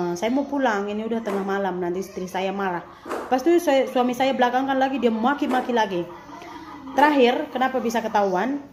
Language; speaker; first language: Indonesian; native; Indonesian